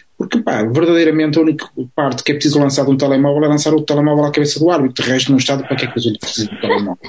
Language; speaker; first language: Portuguese; native; Portuguese